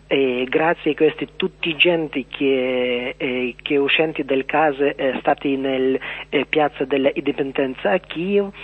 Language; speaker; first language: Italian; non-native, learner; Ukrainian